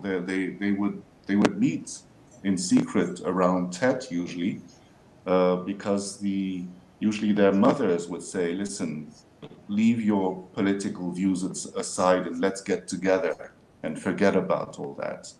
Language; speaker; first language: English; early bilingual, other home language; French